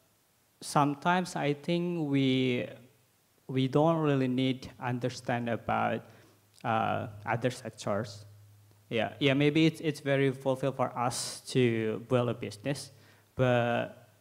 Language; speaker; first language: English; non-native, learner; Indonesian